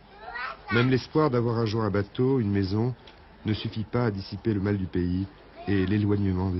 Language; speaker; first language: French; native; French